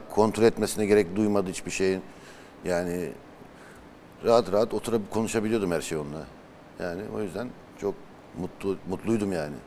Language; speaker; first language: Turkish; early bilingual, heritage; Turkish